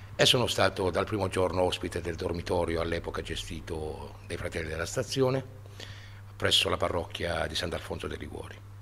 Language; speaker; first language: Italian; native; Italian